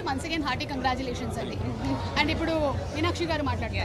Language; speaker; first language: Telugu; native; Telugu